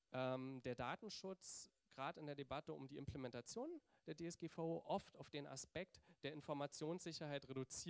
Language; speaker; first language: German; native; German